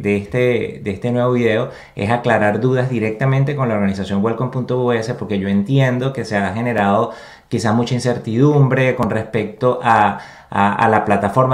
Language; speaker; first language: Spanish; native; Spanish